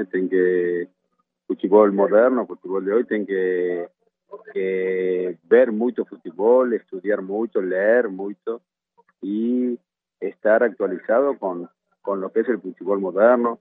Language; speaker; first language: Portuguese; non-native, fluent; Spanish